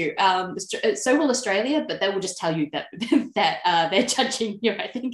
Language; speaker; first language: English; native; English